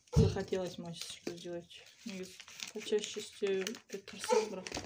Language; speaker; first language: Russian; non-native, local second language; Kazakh